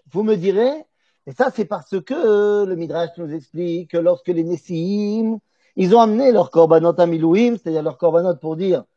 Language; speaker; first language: French; native; French